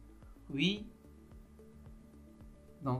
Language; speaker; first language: French; non-native, local second language; Arabic